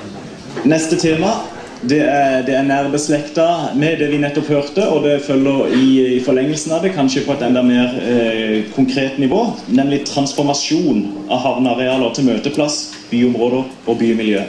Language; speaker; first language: Norwegian; native; Norwegian